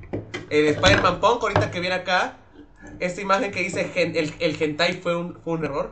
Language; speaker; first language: Spanish; native; Spanish